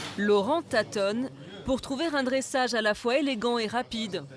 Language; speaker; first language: French; native; French